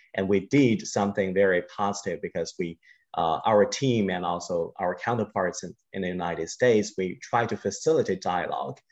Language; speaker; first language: English; non-native, fluent; Chinese